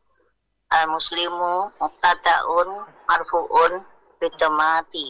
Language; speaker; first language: Arabic; non-native, learner; Indonesian